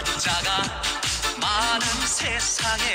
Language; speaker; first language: Korean; non-native, learner; Cebuano